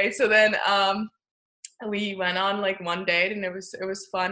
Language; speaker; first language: English; non-native, fluent; Czech